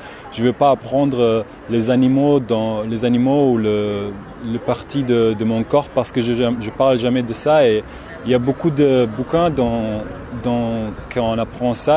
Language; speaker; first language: French; non-native, fluent; German